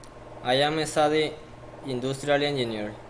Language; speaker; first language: English; non-native, learner; Spanish